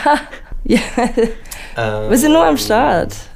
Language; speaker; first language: German; non-native, fluent; English